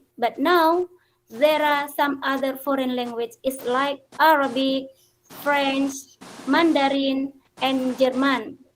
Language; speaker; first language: English; non-native, fluent; Indonesian